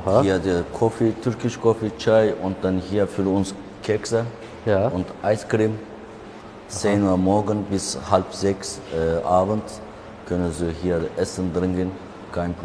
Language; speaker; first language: German; non-native, learner; Turkish